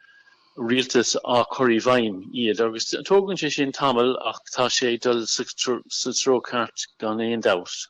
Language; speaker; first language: Irish; non-native, local second language; English